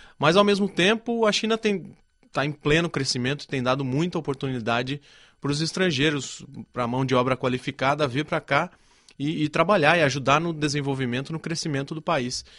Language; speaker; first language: Portuguese; native; Portuguese